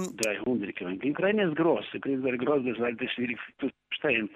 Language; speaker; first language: German; non-native, learner; Ukrainian